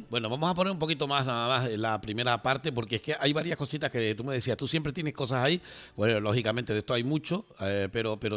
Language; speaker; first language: Spanish; native; Spanish